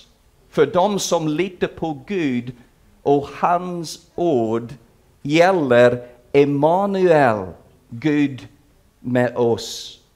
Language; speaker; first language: Swedish; non-native, fluent; English